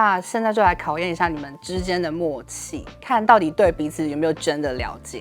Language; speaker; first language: Chinese; native; Chinese